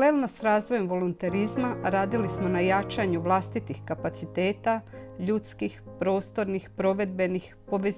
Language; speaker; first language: Croatian; native; Croatian